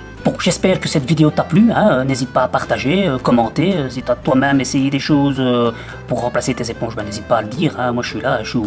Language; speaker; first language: French; native; French